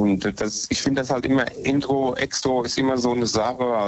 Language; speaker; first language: German; native; German